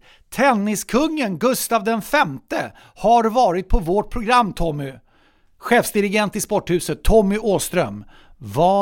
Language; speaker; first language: Swedish; native; Swedish